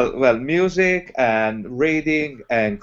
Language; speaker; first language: English; non-native, learner; Italian